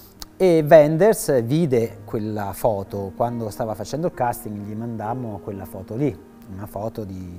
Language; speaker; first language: Italian; native; Italian